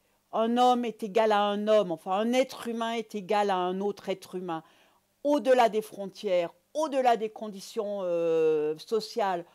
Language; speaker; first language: French; native; French